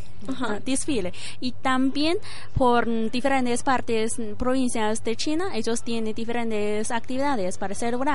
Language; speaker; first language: Spanish; non-native, learner; Chinese